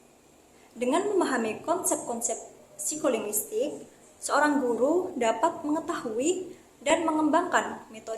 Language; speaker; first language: Indonesian; native; Indonesian